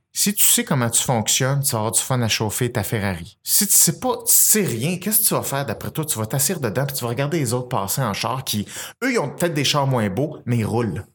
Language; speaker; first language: French; native; French